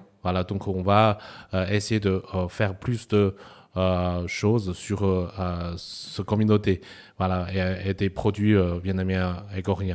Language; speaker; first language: French; non-native, fluent; Chinese